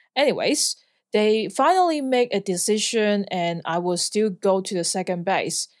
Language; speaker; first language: English; non-native, local second language; Cantonese